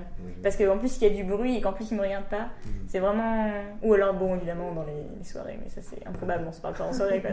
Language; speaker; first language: French; native; French